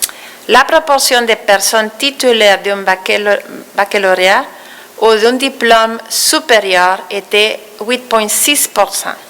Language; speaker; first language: French; non-native, fluent; Spanish